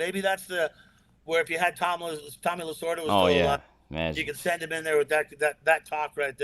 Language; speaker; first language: English; native; English